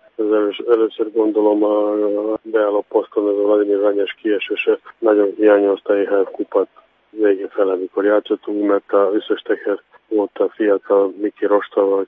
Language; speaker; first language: Hungarian; non-native, fluent; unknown